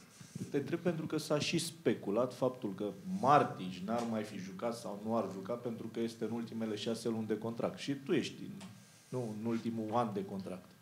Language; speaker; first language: Romanian; native; Romanian